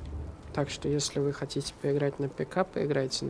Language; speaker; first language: Russian; native; Russian